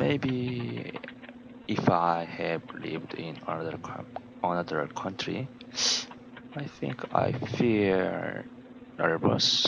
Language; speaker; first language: English; non-native, learner; Korean